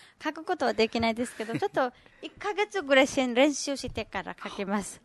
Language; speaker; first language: Japanese; non-native, learner; Nepali